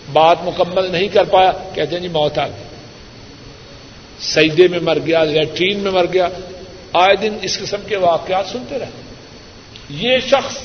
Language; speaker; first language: Urdu; non-native, local second language; Punjabi